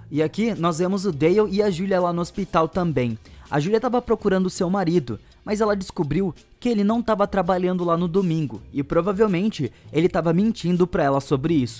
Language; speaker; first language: Portuguese; native; Portuguese